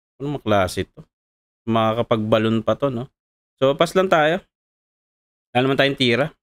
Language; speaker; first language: Filipino; native; Filipino